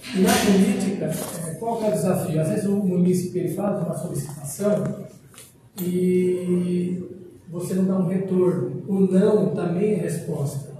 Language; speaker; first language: Portuguese; native; Portuguese